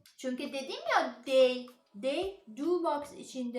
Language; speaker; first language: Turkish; non-native, learner; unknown